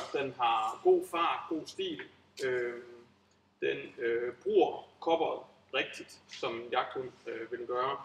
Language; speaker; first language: Danish; native; Danish